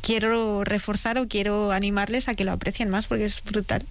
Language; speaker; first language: Spanish; native; Spanish